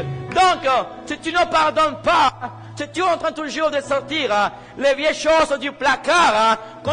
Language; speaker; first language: French; non-native, fluent; Spanish